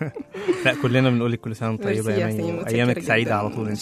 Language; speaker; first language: Arabic; native; Arabic